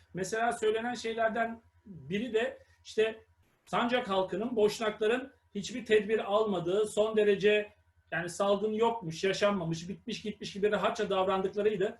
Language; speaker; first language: Turkish; native; Turkish